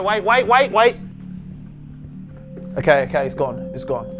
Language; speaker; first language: English; native; English